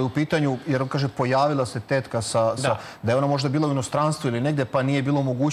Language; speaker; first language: Serbian; native; Serbian